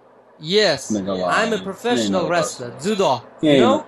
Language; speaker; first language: English; non-native, learner; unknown